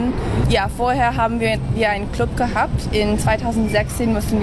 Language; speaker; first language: German; early bilingual, heritage; English